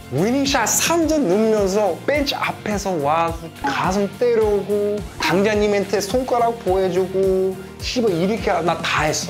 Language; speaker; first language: Korean; non-native, fluent; English